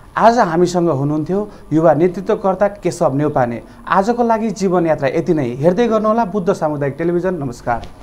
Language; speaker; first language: Nepali; native; Nepali